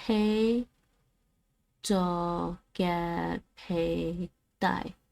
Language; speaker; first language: Cantonese; non-native, learner; Dutch